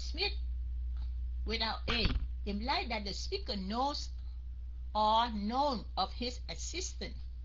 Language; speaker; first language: English; non-native, fluent; Vietnamese